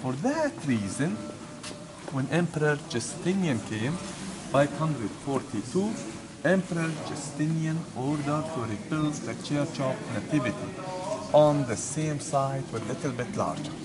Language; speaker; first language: English; non-native, fluent; Arabic